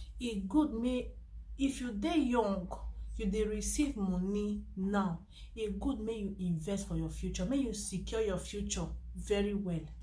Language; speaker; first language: Nigerian Pidgin; non-native, local second language; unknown